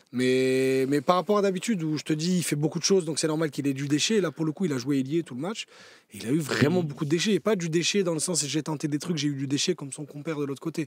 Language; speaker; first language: French; native; French